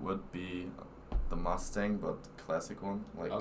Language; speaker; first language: English; non-native, fluent; German